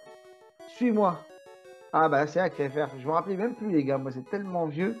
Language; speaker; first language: French; native; French